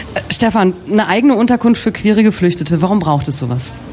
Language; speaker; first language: German; native; German